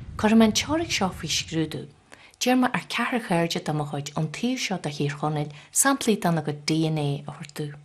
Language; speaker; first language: Irish; native; Irish